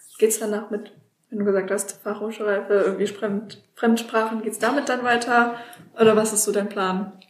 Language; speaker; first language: German; native; German